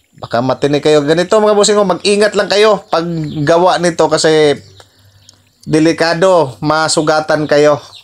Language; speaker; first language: Filipino; non-native, local second language; Cebuano